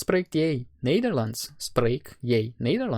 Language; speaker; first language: Dutch; non-native, fluent; Portuguese